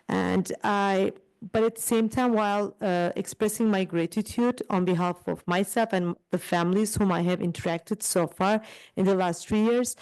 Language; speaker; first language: English; non-native, fluent; Turkish